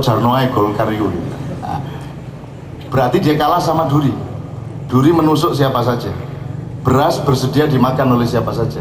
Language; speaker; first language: Indonesian; non-native, local second language; Javanese